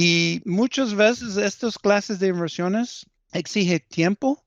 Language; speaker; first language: Spanish; early bilingual, heritage; Spanish